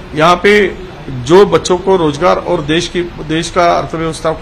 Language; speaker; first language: Hindi; non-native, local second language; Marathi